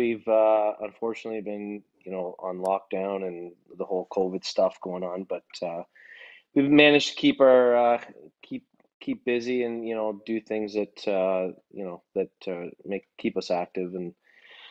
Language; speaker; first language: English; native; English